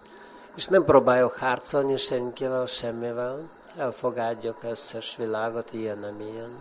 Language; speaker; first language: Hungarian; non-native, fluent; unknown